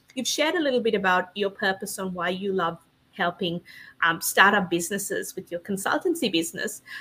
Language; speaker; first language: English; non-native, local second language; Sinhala